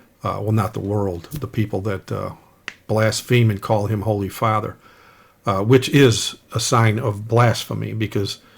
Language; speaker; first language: English; native; English